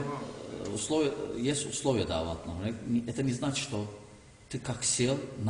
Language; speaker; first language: Russian; non-native, learner; Azerbaijani